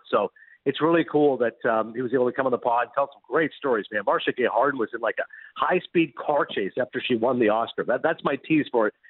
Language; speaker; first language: English; native; English